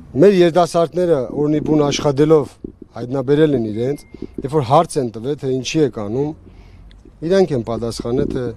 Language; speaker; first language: Armenian; native; Armenian